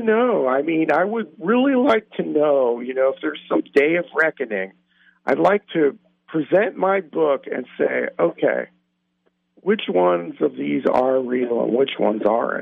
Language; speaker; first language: English; native; English